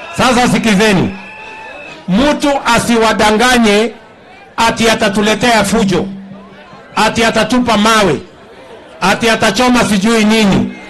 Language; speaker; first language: Swahili; non-native, local second language; Kalenjin